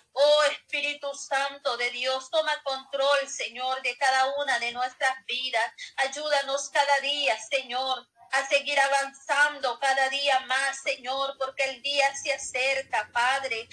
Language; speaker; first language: Spanish; native; Spanish